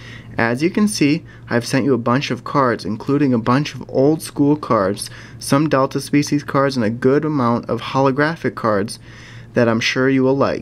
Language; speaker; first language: English; native; English